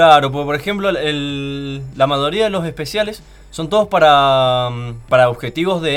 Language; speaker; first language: Spanish; native; Spanish